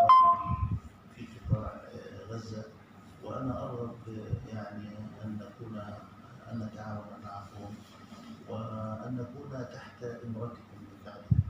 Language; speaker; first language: Arabic; native; Arabic